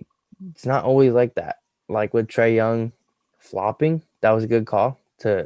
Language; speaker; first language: English; native; English